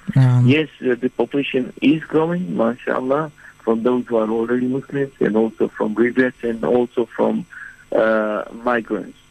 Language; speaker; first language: English; non-native, fluent; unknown